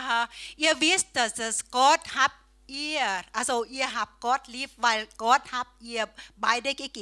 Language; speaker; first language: German; non-native, learner; Thai